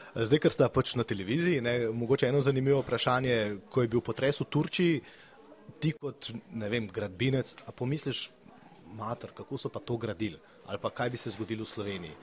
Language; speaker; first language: Slovenian; native; Slovenian